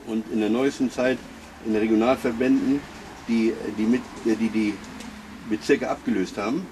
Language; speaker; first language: German; native; German